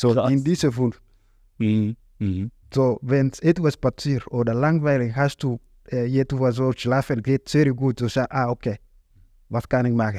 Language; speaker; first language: German; non-native, learner; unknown